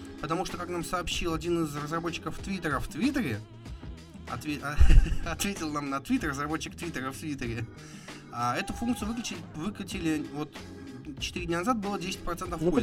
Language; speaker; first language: Russian; native; Russian